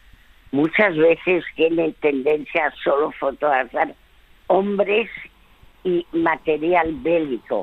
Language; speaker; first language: Spanish; early bilingual, other home language; French